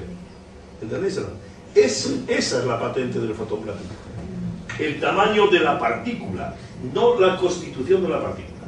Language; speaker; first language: Spanish; native; Spanish